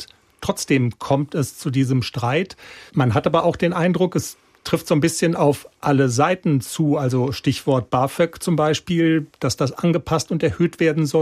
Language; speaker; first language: German; native; German